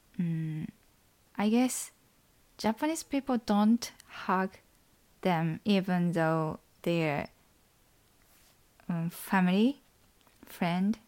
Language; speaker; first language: English; non-native, learner; Japanese